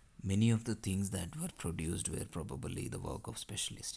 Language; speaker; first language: English; non-native, local second language; Malayalam